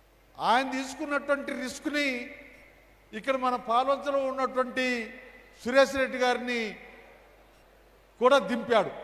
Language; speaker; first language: Telugu; native; Telugu